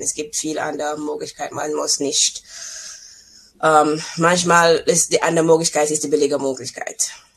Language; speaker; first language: German; non-native, learner; English